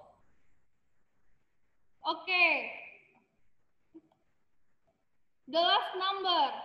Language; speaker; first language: English; non-native, learner; Indonesian